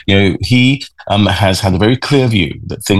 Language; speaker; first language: English; native; English